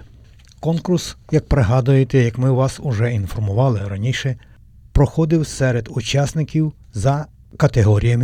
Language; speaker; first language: Ukrainian; native; Ukrainian